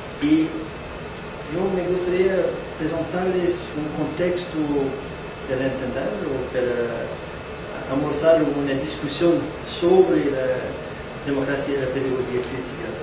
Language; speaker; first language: Spanish; non-native, fluent; English